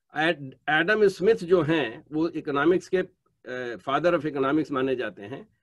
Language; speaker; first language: Hindi; native; Hindi